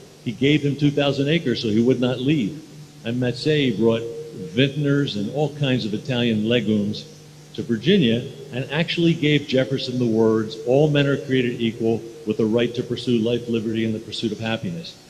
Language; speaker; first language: English; native; English